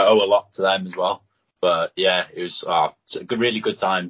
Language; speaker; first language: English; non-native, local second language; Welsh